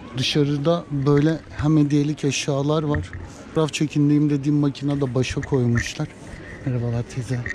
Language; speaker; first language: Turkish; native; Turkish